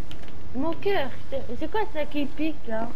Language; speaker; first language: French; non-native, local second language; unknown